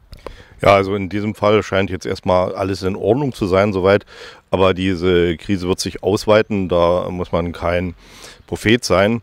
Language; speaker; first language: German; native; German